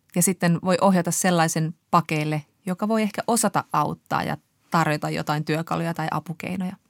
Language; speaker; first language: Finnish; native; Finnish